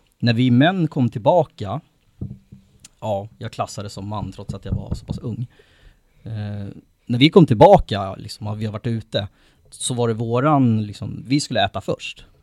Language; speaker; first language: Swedish; native; Swedish